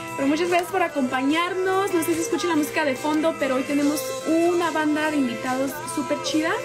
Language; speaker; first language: Spanish; early bilingual, heritage; Spanish